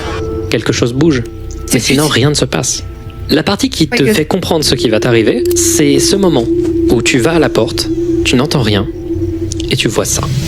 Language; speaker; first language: French; native; French